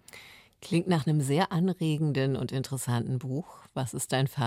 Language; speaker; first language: German; native; German